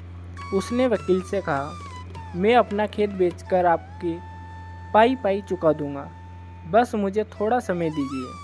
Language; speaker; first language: Hindi; native; Hindi